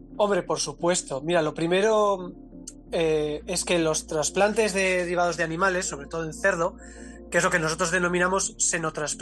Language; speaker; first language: Spanish; native; Spanish